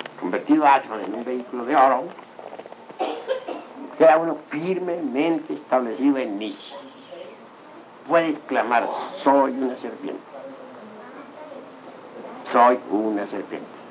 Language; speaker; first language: Spanish; native; Spanish